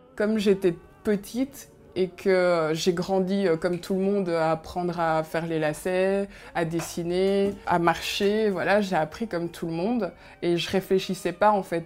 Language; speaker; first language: French; early bilingual, other home language; Kinyarwanda